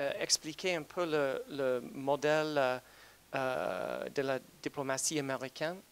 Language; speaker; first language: French; non-native, fluent; English